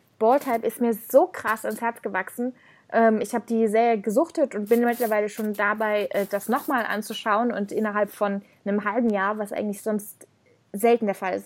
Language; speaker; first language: German; native; German